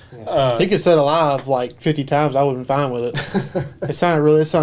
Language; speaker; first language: English; native; English